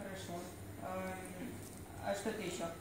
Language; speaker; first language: Russian; native; Russian